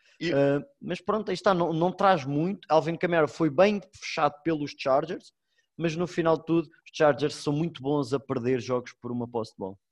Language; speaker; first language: Portuguese; native; Portuguese